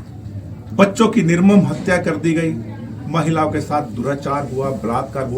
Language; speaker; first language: Hindi; native; Hindi